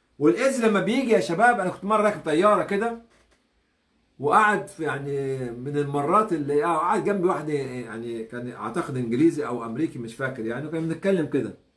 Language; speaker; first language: Arabic; native; Arabic